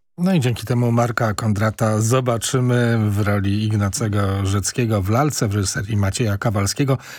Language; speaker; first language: Polish; native; Polish